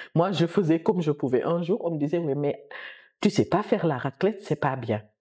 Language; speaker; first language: French; non-native, local second language; Wolof